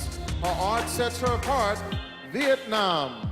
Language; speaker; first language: English; native; English